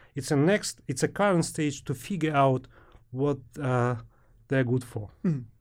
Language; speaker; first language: English; non-native, fluent; Ukrainian